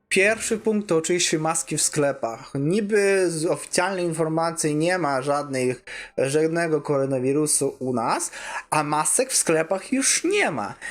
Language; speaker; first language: Polish; non-native, fluent; Russian